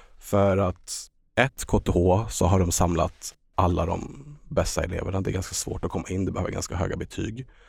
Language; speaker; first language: Swedish; early bilingual, other home language; Estonian